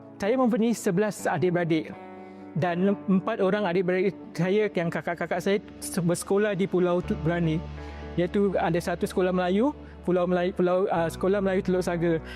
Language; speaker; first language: Malay; native; Malay